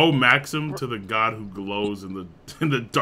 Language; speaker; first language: English; native; English